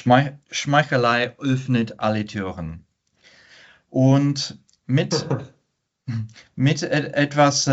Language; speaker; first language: German; non-native, fluent; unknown